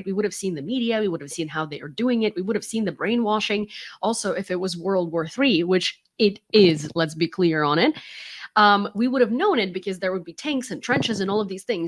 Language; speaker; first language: English; non-native, fluent; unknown